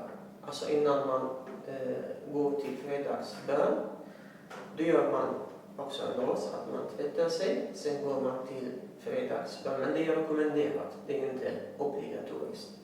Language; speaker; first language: Swedish; non-native, fluent; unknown